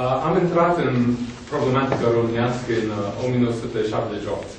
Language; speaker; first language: Romanian; non-native, fluent; English